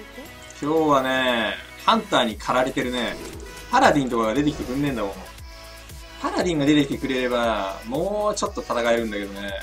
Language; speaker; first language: Japanese; native; Japanese